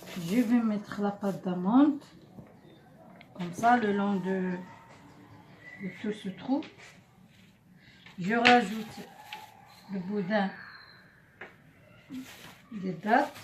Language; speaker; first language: French; non-native, local second language; Arabic